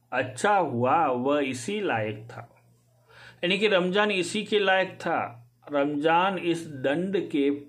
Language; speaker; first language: Hindi; native; Hindi